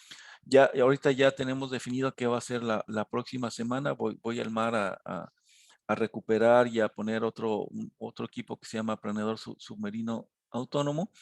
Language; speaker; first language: Spanish; native; Spanish